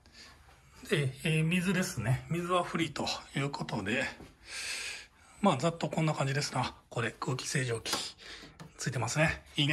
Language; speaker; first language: Japanese; native; Japanese